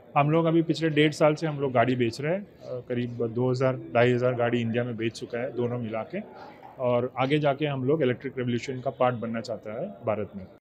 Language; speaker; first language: Hindi; non-native, local second language; Gujarati